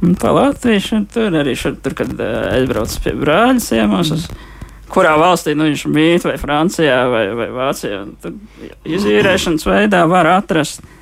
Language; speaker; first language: Latvian; native; Latvian